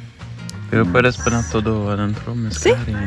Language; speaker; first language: Spanish; non-native, fluent; French